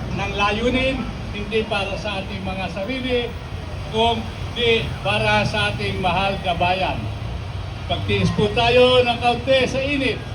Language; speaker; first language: Filipino; native; Filipino